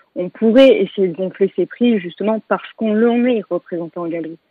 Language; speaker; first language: French; native; French